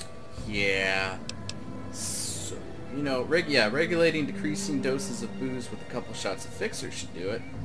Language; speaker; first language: English; native; English